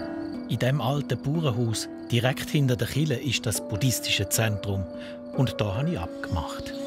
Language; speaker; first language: German; native; German